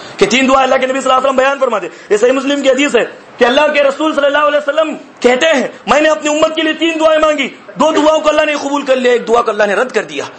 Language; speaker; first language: Urdu; native; Urdu